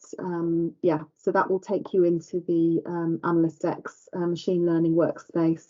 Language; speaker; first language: English; native; English